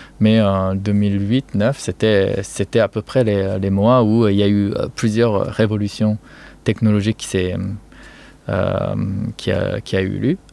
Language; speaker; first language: French; non-native, fluent; Japanese